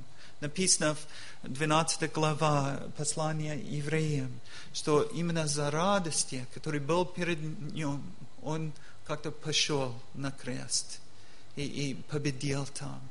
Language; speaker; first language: Russian; non-native, learner; English